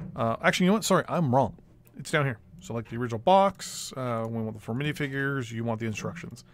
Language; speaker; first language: English; native; English